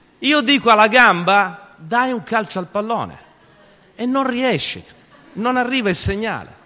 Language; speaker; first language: Italian; early bilingual, other home language; English